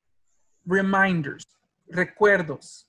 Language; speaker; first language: Spanish; early bilingual, heritage; Spanish